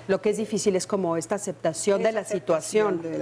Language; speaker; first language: Spanish; native; Spanish